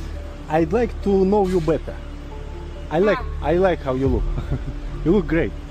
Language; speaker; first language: English; non-native, learner; Russian